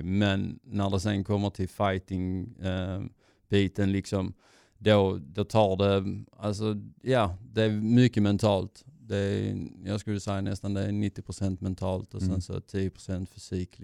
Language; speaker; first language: Swedish; native; Swedish